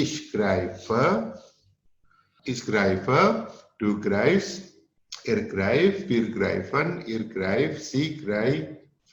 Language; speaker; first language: German; non-native, fluent; Indonesian